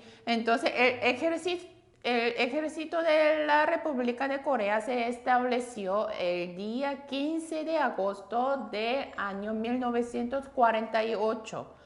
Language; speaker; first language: Spanish; non-native, fluent; Korean